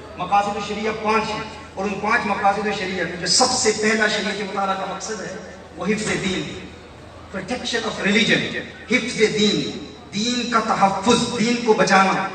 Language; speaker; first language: Urdu; early bilingual, heritage; Urdu